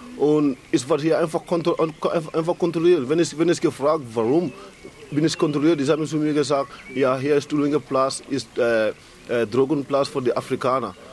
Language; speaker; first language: German; non-native, learner; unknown